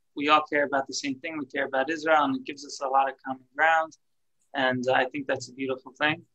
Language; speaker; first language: English; native; English